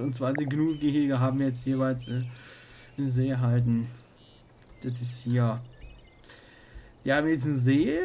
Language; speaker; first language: German; native; German